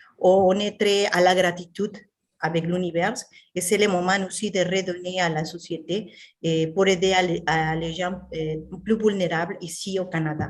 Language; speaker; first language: French; non-native, fluent; Spanish